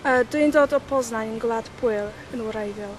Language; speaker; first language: Welsh; non-native, learner; Polish